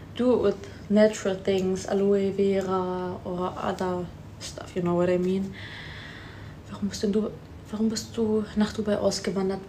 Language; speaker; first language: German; early bilingual, other home language; Persian